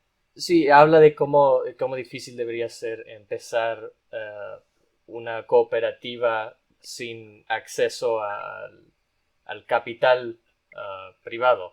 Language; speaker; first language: Spanish; non-native, fluent; English